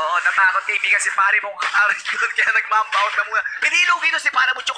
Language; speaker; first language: Filipino; native; Filipino